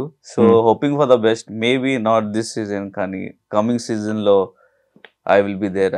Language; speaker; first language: Telugu; non-native, learner; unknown